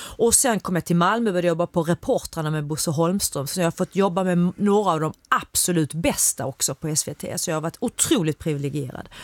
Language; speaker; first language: Swedish; native; Swedish